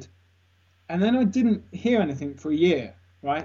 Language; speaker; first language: English; native; English